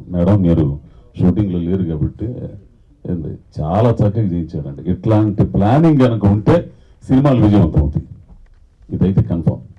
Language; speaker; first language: Telugu; native; Telugu